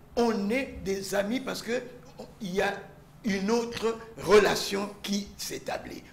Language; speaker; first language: French; non-native, local second language; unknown